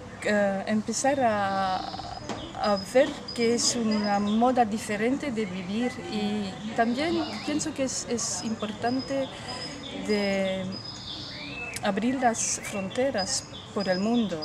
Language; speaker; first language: Spanish; non-native, learner; Dutch